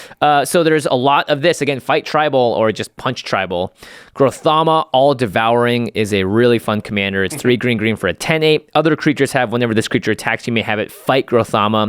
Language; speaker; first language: English; native; English